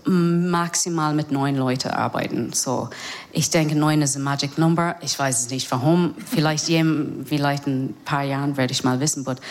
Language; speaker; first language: German; non-native, learner; English